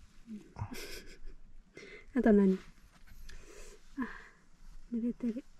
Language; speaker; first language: Japanese; non-native, learner; Vietnamese